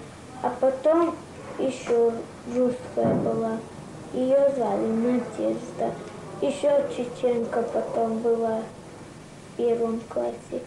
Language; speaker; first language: Russian; non-native, local second language; Chechen